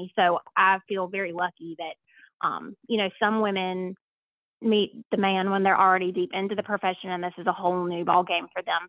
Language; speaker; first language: English; native; English